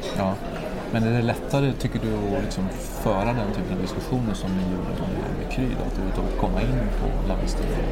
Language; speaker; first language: Swedish; native; Swedish